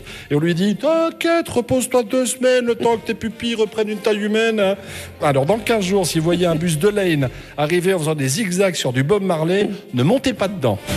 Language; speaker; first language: French; native; French